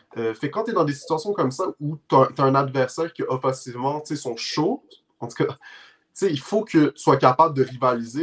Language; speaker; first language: French; native; French